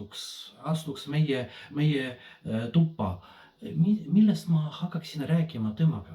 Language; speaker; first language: Estonian; non-native, fluent; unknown